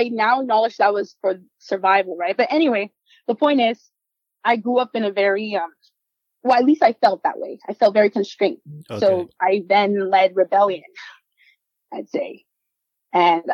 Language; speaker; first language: English; non-native, local second language; Spanish